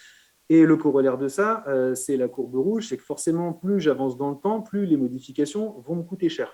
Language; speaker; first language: French; native; French